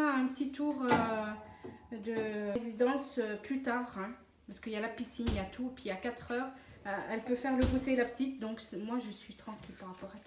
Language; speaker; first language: French; native; French